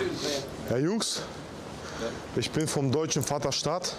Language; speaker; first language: German; early bilingual, other home language; Russian